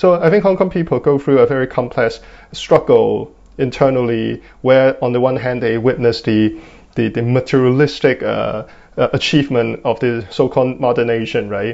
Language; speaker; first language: English; non-native, local second language; Cantonese